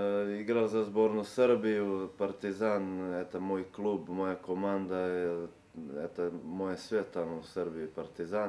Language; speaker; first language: Russian; non-native, learner; Serbian